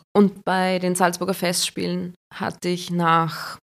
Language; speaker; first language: German; native; German